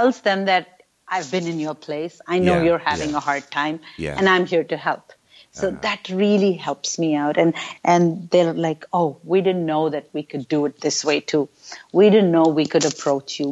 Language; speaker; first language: English; non-native, local second language; Urdu